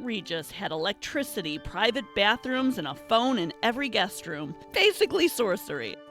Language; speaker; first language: English; native; English